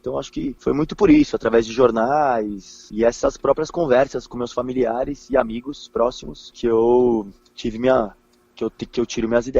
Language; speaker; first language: Portuguese; native; Portuguese